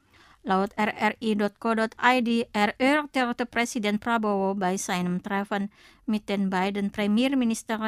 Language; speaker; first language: German; non-native, fluent; Indonesian